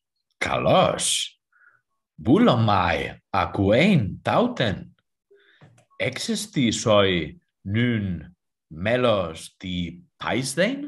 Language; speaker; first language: Greek; non-native, learner; German